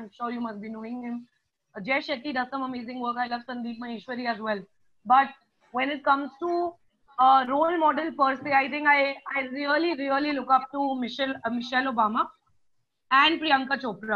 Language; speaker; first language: English; non-native, local second language; Hindi